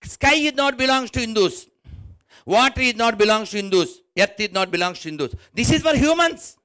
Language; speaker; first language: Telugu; native; Telugu